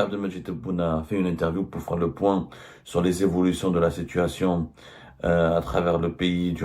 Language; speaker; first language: French; non-native, local second language; Arabic